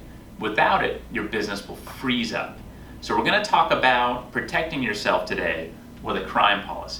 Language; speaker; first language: English; native; English